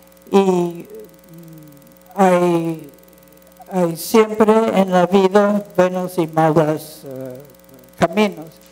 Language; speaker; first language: Spanish; non-native, fluent; English